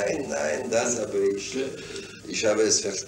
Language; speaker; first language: German; non-native, fluent; French